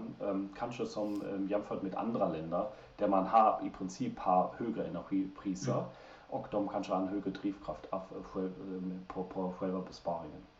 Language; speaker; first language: Swedish; non-native, fluent; German